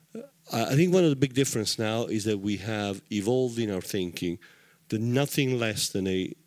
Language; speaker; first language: English; non-native, fluent; Italian